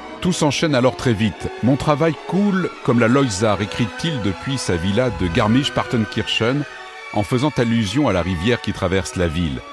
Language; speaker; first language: French; native; French